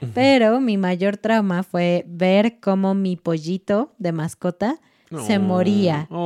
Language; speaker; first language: Spanish; native; Spanish